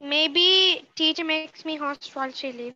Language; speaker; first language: English; non-native, learner; Sinhala